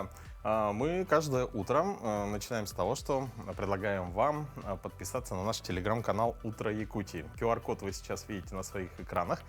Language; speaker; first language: Russian; native; Russian